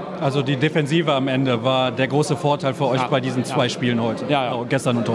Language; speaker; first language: German; native; German